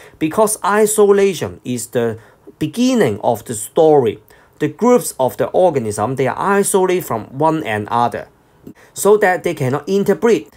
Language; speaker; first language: English; non-native, local second language; Cantonese